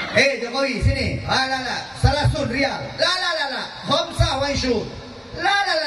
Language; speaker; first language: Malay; non-native, local second language; Achinese